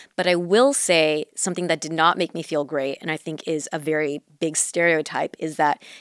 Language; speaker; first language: English; early bilingual, other home language; Chinese